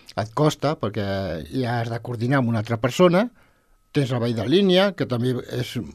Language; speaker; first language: Catalan; non-native, local second language; Spanish